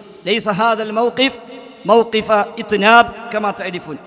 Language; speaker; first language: Arabic; non-native, fluent; Malayalam